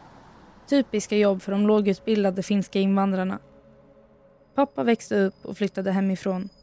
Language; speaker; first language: Swedish; early bilingual, heritage; Finnish